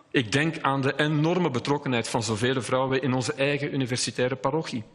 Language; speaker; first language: Dutch; native; Dutch